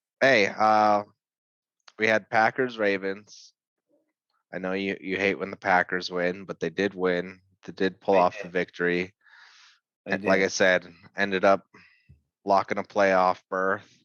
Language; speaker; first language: English; native; English